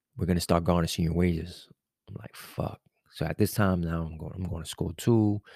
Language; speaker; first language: English; native; English